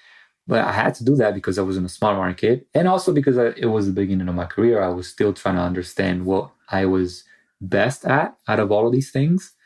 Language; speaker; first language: English; non-native, fluent; Italian